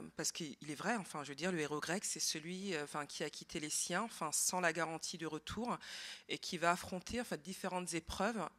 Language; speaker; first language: French; native; French